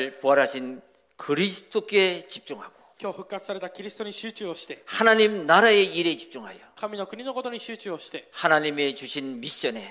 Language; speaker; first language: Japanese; non-native, fluent; Korean